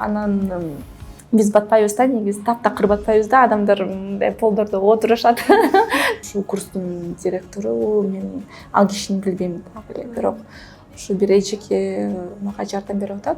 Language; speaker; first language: Kyrgyz; non-native, fluent; Russian